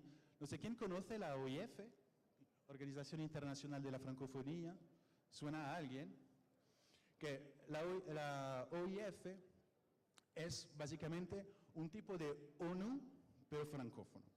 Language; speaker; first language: Spanish; non-native, fluent; French